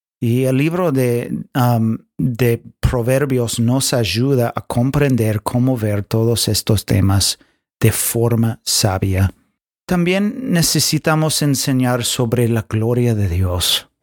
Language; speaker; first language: Spanish; non-native, fluent; English